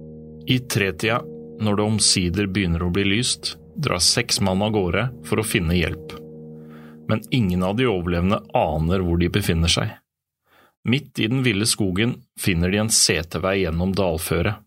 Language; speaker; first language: Norwegian; native; Norwegian